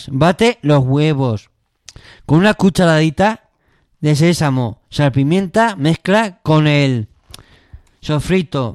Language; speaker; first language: Spanish; native; Spanish